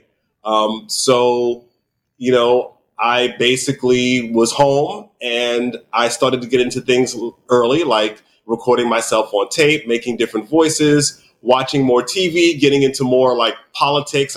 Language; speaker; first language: English; native; English